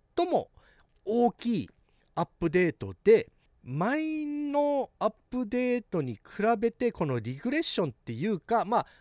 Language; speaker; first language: Japanese; early bilingual, heritage; Japanese